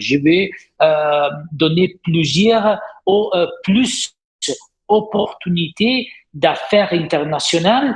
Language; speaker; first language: French; non-native, fluent; Italian